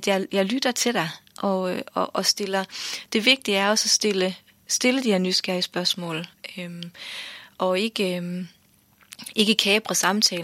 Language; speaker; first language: Danish; native; Danish